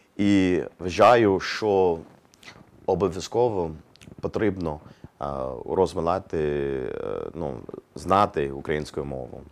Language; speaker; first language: Ukrainian; non-native, learner; English